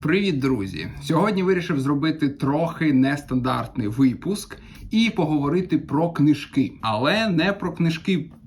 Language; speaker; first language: Ukrainian; non-native, local second language; Russian